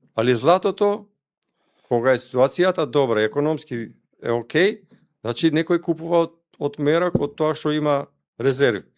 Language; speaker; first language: Macedonian; non-native, local second language; Albanian